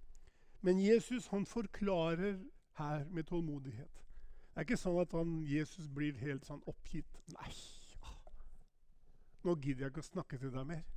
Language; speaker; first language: Norwegian; non-native, fluent; Albanian